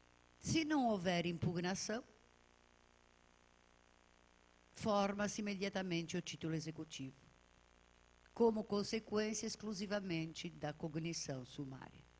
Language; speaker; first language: Portuguese; native; Portuguese